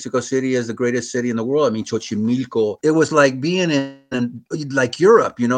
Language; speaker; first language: English; native; English